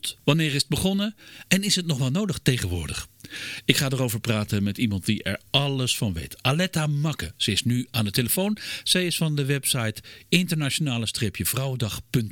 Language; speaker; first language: Dutch; native; Dutch